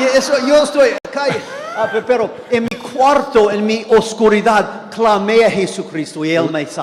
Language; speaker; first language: Spanish; non-native, fluent; English